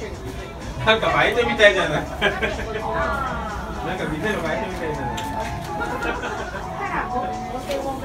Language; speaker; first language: Japanese; native; Japanese